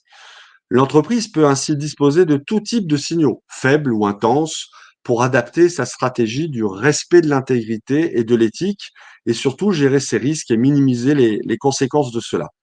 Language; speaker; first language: French; native; French